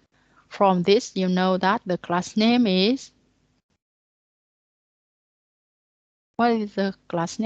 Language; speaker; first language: English; non-native, learner; Vietnamese